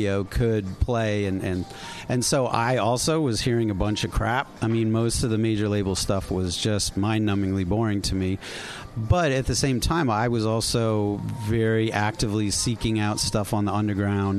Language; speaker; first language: English; native; English